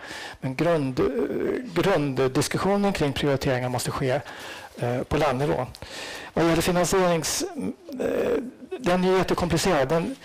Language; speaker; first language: Swedish; native; Swedish